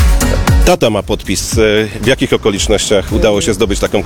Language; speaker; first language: Polish; native; Polish